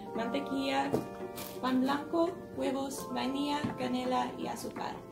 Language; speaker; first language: Spanish; non-native, learner; English